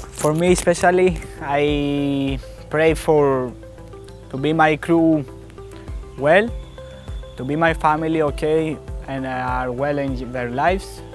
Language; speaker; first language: English; non-native, fluent; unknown